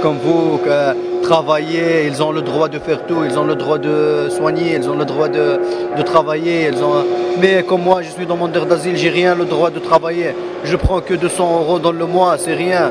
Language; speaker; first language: French; non-native, learner; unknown